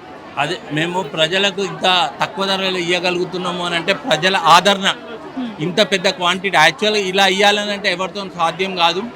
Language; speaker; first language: Telugu; native; Telugu